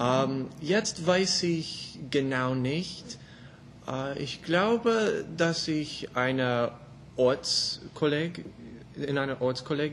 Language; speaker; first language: German; non-native, learner; English